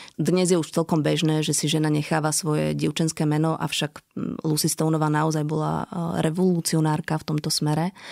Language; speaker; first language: Slovak; native; Slovak